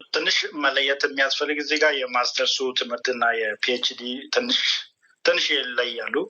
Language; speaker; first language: Amharic; non-native, local second language; Oromo